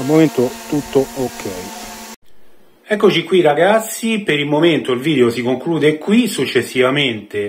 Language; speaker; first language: Italian; native; Italian